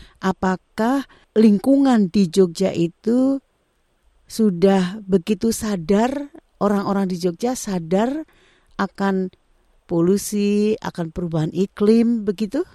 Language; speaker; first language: Indonesian; native; Indonesian